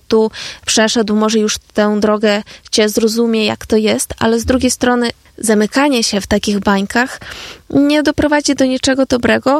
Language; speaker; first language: Polish; non-native, fluent; Ukrainian